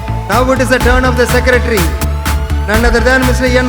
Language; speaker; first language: English; non-native, local second language; Tamil